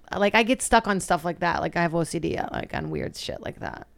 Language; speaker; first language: English; non-native, fluent; Portuguese